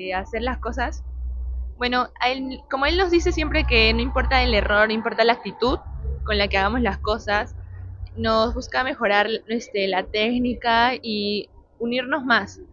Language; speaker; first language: Spanish; native; Spanish